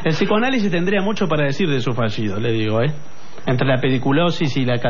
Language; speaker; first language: Spanish; native; Spanish